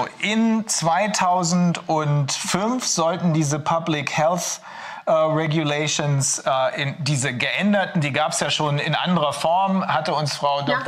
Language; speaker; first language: German; native; German